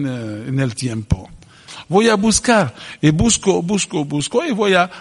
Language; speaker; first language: Spanish; non-native, fluent; French